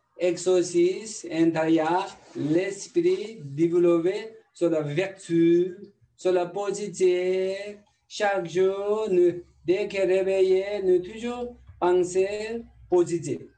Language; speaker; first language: French; non-native, learner; Tibetan